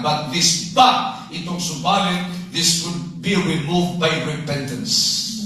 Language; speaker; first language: English; non-native, local second language; Filipino